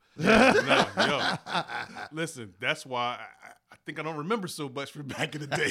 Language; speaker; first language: English; native; English